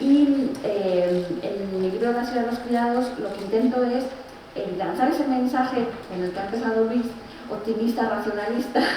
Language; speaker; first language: Spanish; native; Spanish